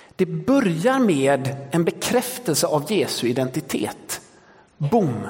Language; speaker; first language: Swedish; early bilingual, other home language; Danish